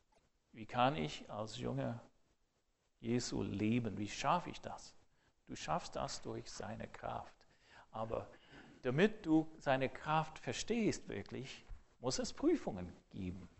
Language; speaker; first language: German; non-native, fluent; English